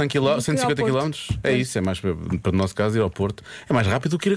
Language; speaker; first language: Portuguese; native; Portuguese